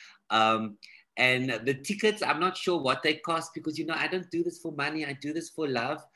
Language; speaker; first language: English; early bilingual, other home language; Afrikaans